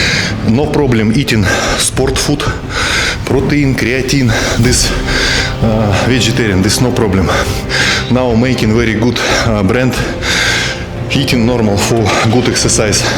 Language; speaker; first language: English; non-native, learner; Russian